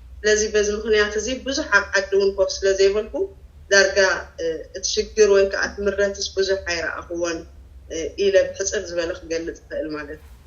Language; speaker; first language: Tigrinya; native; Tigrinya